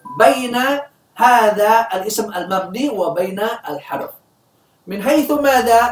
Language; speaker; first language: Arabic; non-native, fluent; Indonesian